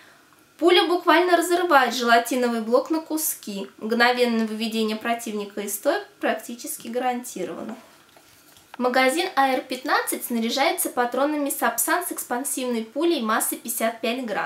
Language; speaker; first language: Russian; native; Russian